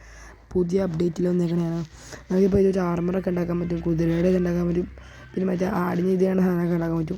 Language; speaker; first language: Malayalam; native; Malayalam